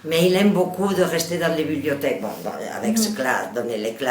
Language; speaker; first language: French; non-native, learner; Catalan